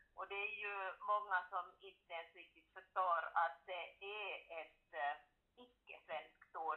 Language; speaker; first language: Swedish; native; Swedish